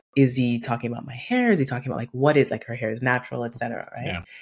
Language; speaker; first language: English; native; English